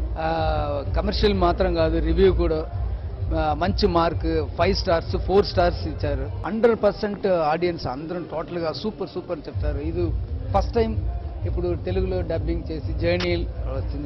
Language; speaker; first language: Telugu; non-native, learner; Tamil